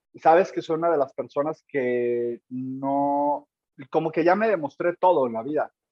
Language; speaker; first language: Spanish; native; Spanish